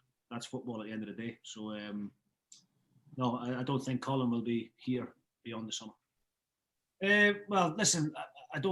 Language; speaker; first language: English; native; English